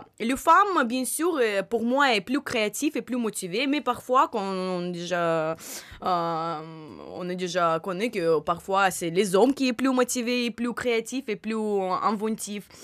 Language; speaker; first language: French; non-native, learner; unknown